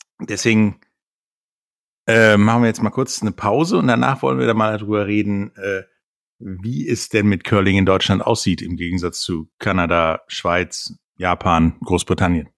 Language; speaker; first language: German; native; German